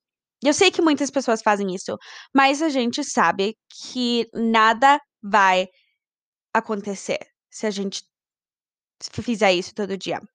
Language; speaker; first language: Portuguese; early bilingual, heritage; Portuguese